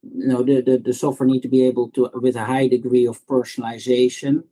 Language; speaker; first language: English; non-native, fluent; Dutch